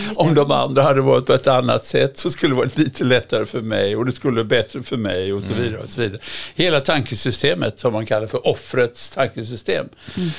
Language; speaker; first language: Swedish; native; Swedish